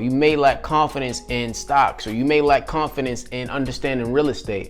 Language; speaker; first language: English; native; English